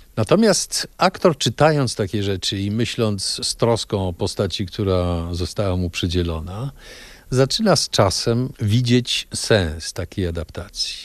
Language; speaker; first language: Polish; native; Polish